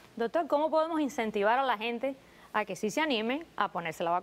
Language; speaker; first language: Spanish; native; Spanish